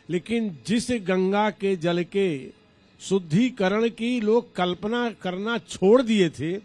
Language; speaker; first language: Hindi; native; Hindi